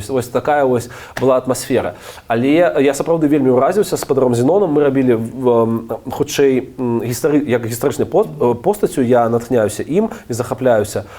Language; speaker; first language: Belarusian; non-native, local second language; Russian